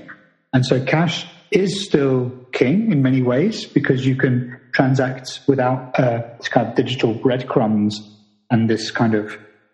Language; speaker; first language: English; native; English